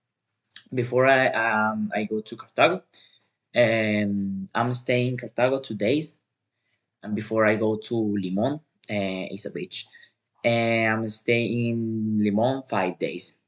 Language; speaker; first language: English; non-native, learner; Spanish